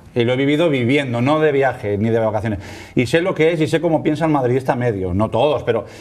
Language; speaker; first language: Spanish; native; Spanish